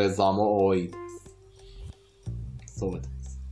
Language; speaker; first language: Japanese; non-native, fluent; Persian